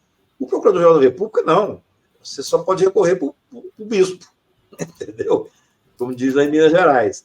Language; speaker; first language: Portuguese; native; Portuguese